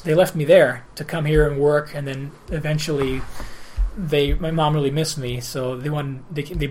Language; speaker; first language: English; early bilingual, other home language; Greek